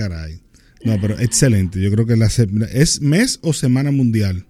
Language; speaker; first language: Spanish; native; Spanish